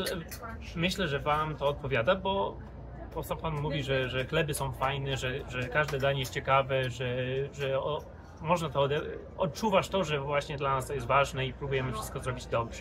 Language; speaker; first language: Polish; early bilingual, heritage; English